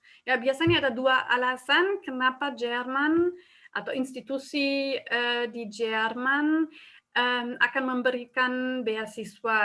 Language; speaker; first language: Indonesian; non-native, fluent; German